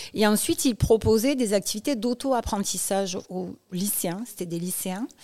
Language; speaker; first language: French; native; French